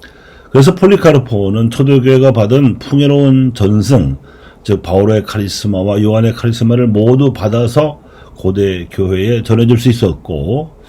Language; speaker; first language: Korean; native; Korean